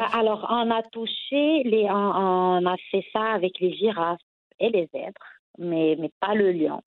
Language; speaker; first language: French; non-native, local second language; Arabic